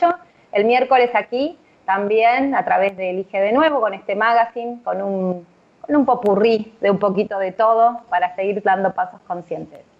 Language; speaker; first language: Spanish; native; Spanish